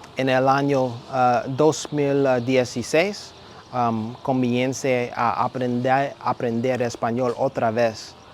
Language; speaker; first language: Spanish; non-native, learner; English